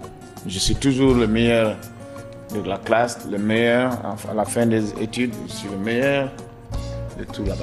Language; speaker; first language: French; non-native, local second language; Bambara